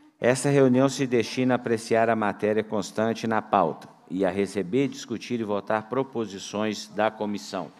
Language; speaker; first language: Portuguese; native; Portuguese